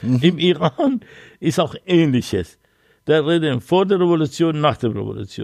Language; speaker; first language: German; non-native, learner; Persian